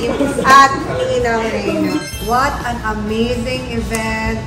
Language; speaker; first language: English; non-native, local second language; Filipino